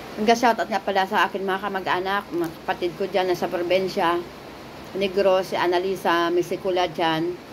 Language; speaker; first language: Filipino; non-native, local second language; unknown